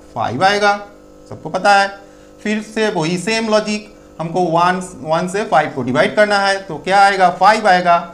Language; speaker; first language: Hindi; non-native, local second language; Bangla